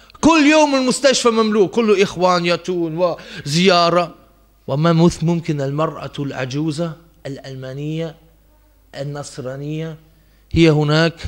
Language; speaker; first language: Arabic; non-native, fluent; German